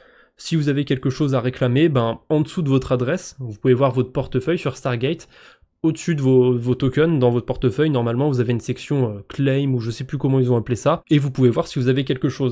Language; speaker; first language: French; native; French